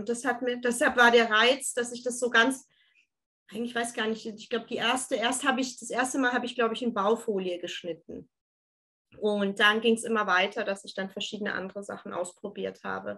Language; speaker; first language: German; early bilingual, other home language; Turkish